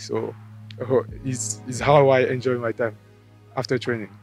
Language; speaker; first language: English; non-native, learner; French